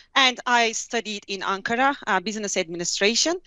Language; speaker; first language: English; non-native, fluent; Turkish